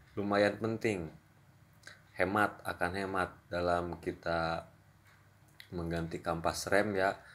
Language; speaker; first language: Indonesian; non-native, local second language; Sundanese